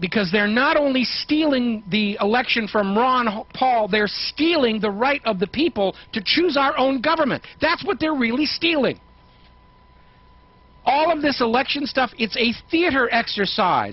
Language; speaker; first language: English; native; English